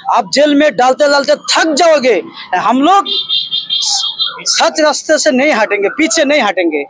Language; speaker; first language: Hindi; non-native, local second language; Bangla